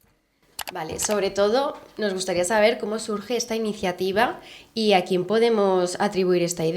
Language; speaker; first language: Spanish; native; Spanish